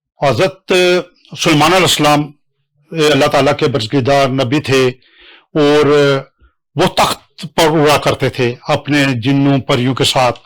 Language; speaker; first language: Urdu; non-native, local second language; Pahari-Potwari